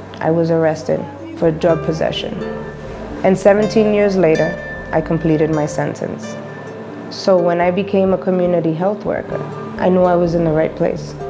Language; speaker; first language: English; native; English